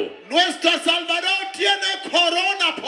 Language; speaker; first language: Spanish; non-native, learner; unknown